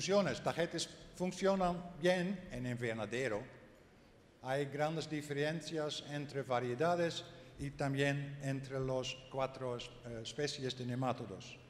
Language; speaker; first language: Spanish; non-native, learner; Dutch